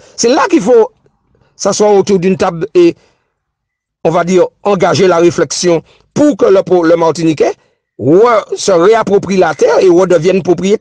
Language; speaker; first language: French; native; French